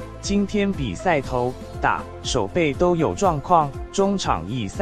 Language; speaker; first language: Chinese; native; Chinese